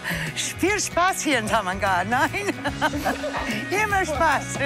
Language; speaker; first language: German; non-native, learner; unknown